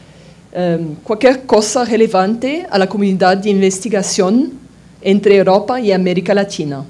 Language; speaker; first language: Spanish; non-native, fluent; French